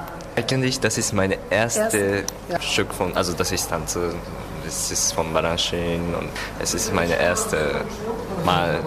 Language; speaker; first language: German; non-native, learner; Japanese